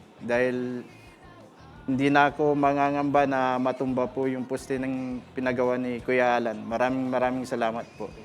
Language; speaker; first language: Filipino; native; Filipino